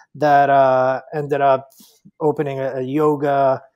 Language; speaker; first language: English; non-native, fluent; Spanish